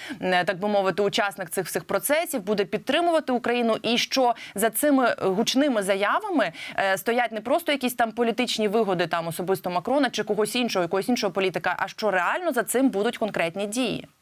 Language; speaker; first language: Ukrainian; native; Ukrainian